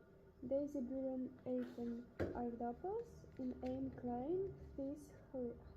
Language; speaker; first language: Dutch; non-native, learner; Ukrainian